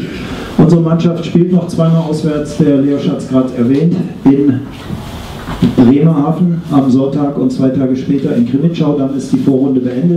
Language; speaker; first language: German; native; German